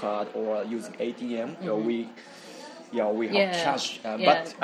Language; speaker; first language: English; non-native, learner; Japanese